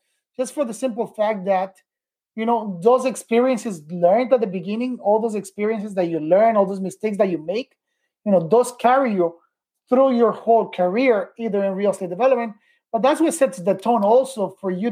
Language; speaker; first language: English; native; English